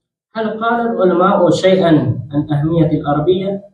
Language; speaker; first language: Arabic; non-native, learner; Urdu